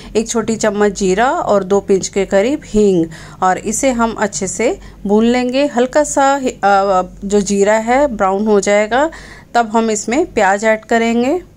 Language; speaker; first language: Hindi; non-native, local second language; Punjabi